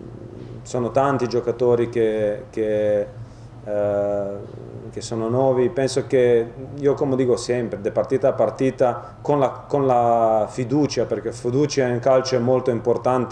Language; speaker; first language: Italian; non-native, fluent; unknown